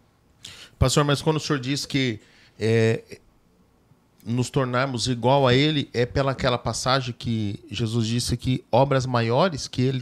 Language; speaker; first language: Portuguese; native; Portuguese